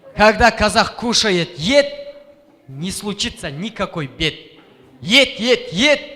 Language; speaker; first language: Russian; non-native, local second language; Kazakh